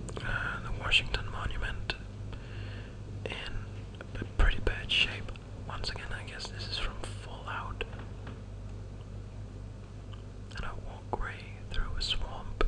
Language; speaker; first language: English; non-native, fluent; Danish